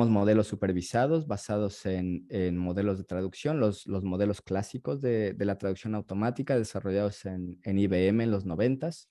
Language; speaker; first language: Spanish; native; Spanish